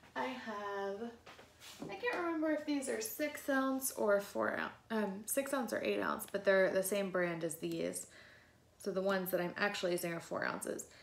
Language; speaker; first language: English; native; English